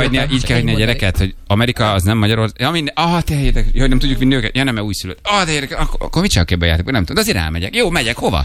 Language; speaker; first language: Hungarian; native; Hungarian